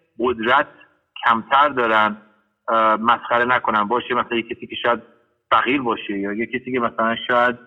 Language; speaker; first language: Persian; early bilingual, heritage; Persian